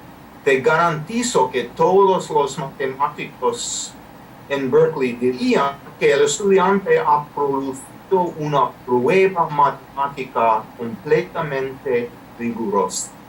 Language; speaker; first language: Spanish; non-native, fluent; English